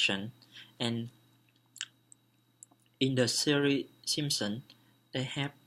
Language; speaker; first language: English; non-native, learner; Vietnamese